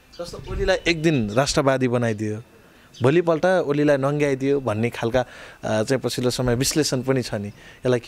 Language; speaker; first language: Nepali; native; Nepali